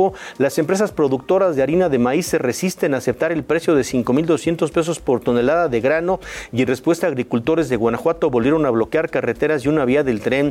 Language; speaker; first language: Spanish; native; Spanish